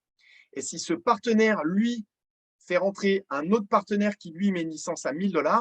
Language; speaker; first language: French; native; French